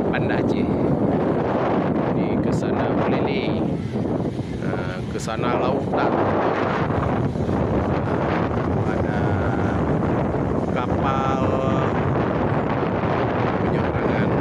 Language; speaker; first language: Indonesian; non-native, local second language; Achinese